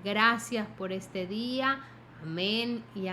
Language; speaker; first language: Spanish; native; Spanish